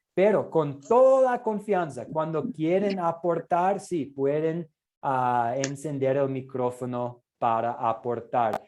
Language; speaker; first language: Spanish; non-native, fluent; English